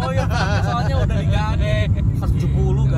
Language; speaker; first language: Indonesian; native; Indonesian